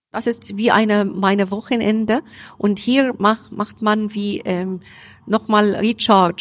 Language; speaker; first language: German; non-native, learner; Arabic